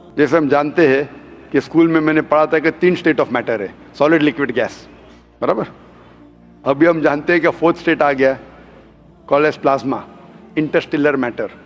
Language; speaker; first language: Hindi; non-native, local second language; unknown